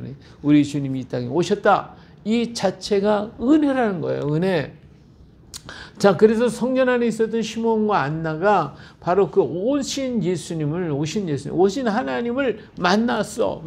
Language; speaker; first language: Korean; native; Korean